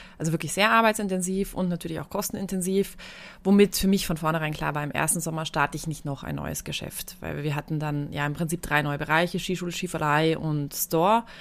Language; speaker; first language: German; native; German